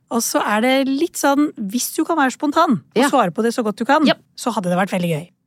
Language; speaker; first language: Norwegian; early bilingual, other home language; Urdu